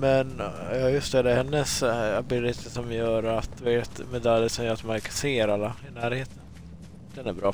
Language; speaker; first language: Swedish; native; Swedish